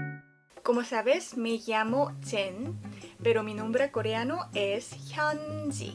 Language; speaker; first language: Spanish; non-native, fluent; Korean